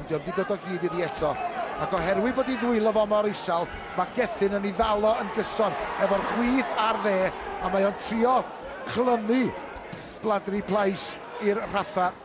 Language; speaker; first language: Welsh; native; Welsh